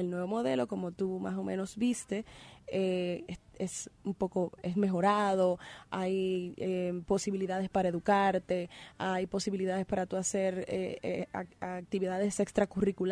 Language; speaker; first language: Spanish; native; Spanish